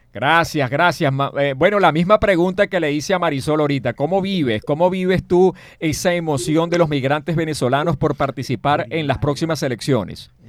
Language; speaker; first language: Spanish; native; Spanish